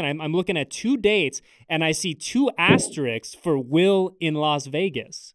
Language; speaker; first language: English; native; English